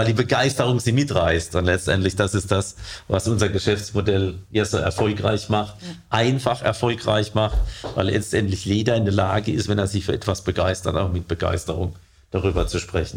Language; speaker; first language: German; native; German